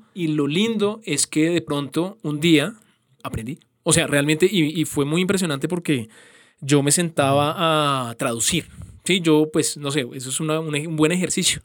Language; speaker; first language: Spanish; native; Spanish